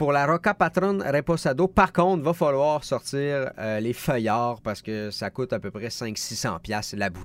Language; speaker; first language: French; native; French